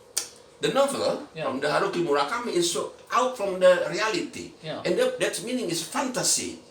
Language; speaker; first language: English; non-native, learner; Indonesian